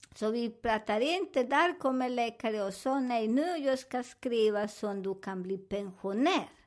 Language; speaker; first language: Swedish; non-native, learner; Spanish